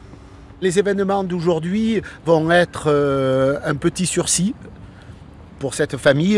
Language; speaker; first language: French; native; French